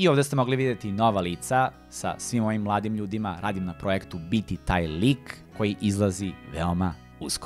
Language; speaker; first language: Serbian; native; Serbian